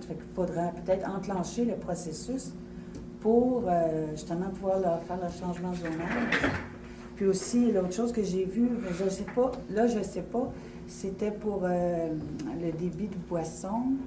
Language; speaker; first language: French; native; French